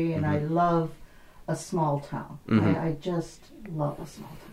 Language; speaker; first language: English; native; English